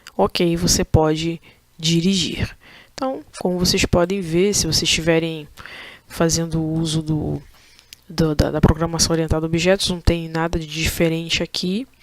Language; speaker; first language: Portuguese; native; Portuguese